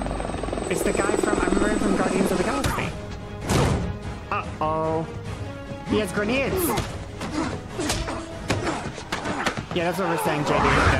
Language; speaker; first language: English; native; English